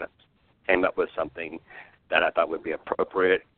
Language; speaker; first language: English; native; English